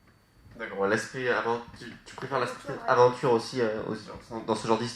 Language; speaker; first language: French; native; French